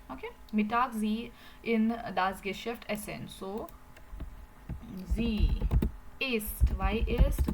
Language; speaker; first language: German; non-native, fluent; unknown